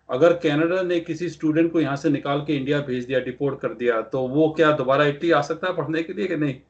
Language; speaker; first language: Hindi; non-native, local second language; Punjabi